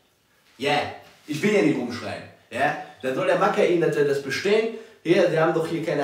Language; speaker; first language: German; native; German